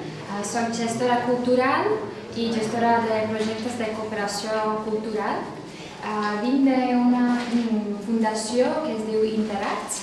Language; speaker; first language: Catalan; non-native, fluent; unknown